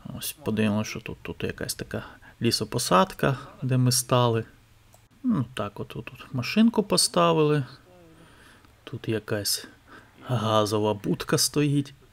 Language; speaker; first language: Ukrainian; non-native, local second language; Russian